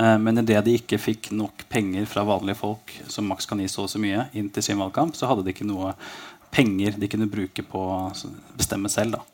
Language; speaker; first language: Norwegian; native; Norwegian